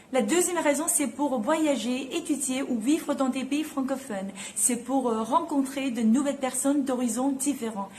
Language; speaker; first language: French; non-native, fluent; Chinese